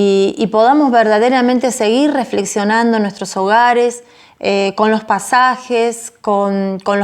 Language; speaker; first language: Spanish; native; Spanish